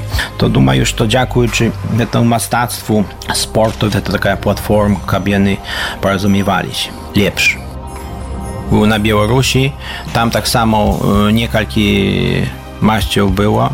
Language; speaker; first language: Russian; non-native, learner; Polish